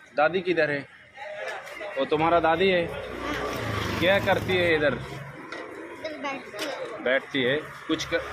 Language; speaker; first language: Hindi; non-native, local second language; Bangla